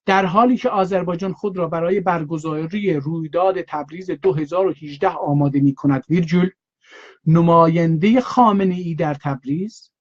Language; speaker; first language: Persian; non-native, local second language; Azerbaijani